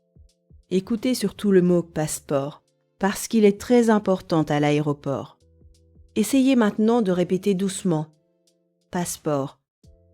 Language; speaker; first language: French; native; French